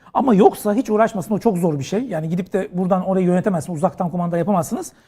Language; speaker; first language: Turkish; native; Turkish